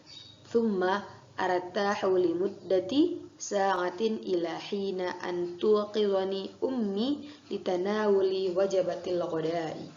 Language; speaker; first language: Arabic; non-native, fluent; Indonesian